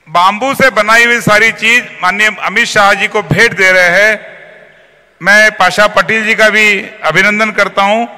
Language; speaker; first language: Hindi; non-native, local second language; Marathi